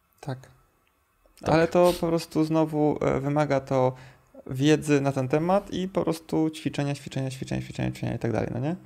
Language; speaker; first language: Polish; native; Polish